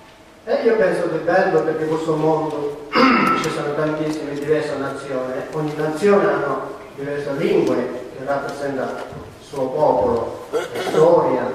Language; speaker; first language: Italian; non-native, learner; Tibetan